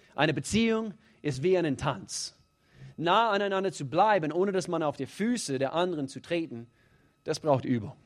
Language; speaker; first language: German; non-native, fluent; English